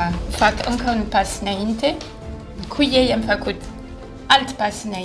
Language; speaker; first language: Romanian; non-native, fluent; French